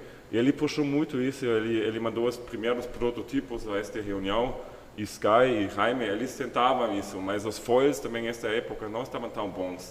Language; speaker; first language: Portuguese; non-native, fluent; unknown